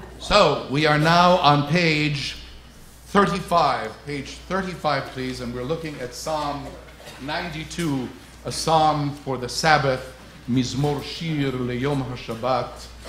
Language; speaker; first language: English; native; English